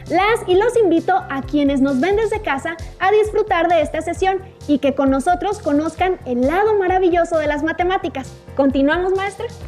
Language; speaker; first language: Spanish; native; Spanish